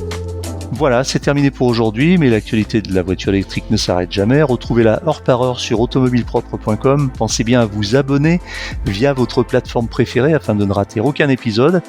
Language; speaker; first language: French; native; French